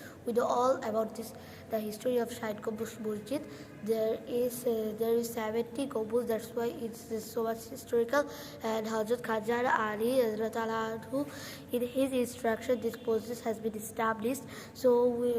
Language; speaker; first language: English; non-native, local second language; Bangla